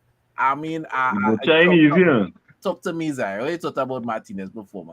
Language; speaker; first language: English; native; English